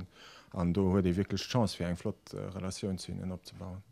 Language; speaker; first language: German; non-native, local second language; Luxembourgish